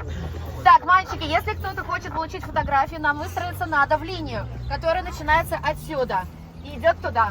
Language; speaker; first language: Russian; native; Russian